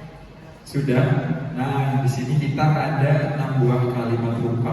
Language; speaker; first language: Indonesian; native; Indonesian